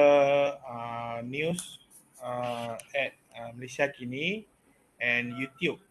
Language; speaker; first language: English; non-native, learner; Malay